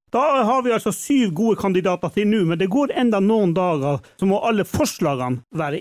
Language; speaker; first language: Norwegian; native; Norwegian